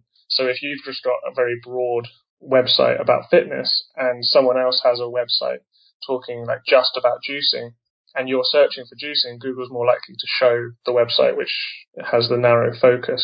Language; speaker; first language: English; native; English